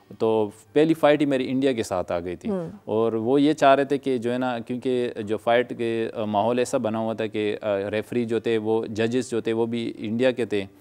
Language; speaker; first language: Urdu; non-native, local second language; Pashto